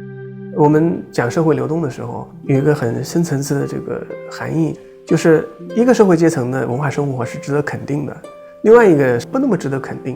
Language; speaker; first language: Chinese; native; Chinese